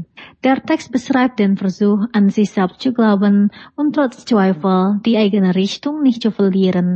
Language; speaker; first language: German; non-native, fluent; Indonesian